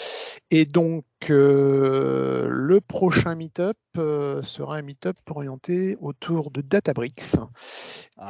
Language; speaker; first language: French; native; French